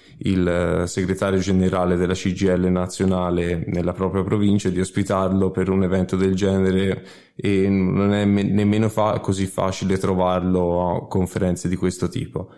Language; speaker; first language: Italian; native; Italian